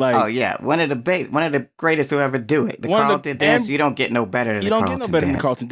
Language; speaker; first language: English; native; English